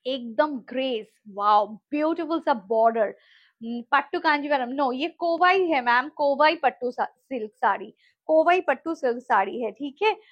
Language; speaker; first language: Hindi; non-native, local second language; Bangla